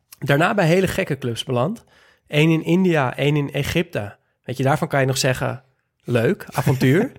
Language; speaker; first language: Dutch; native; Dutch